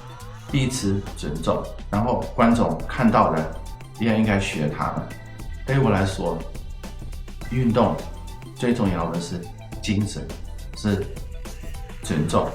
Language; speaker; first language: Chinese; non-native, fluent; Dutch